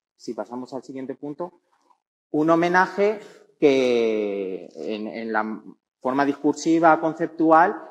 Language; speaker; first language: Spanish; native; Spanish